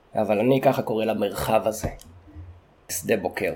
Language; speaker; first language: Hebrew; native; Hebrew